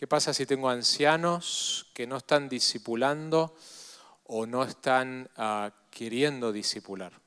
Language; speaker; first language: Spanish; native; Spanish